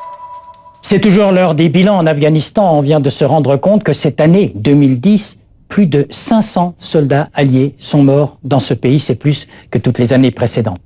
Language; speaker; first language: French; native; French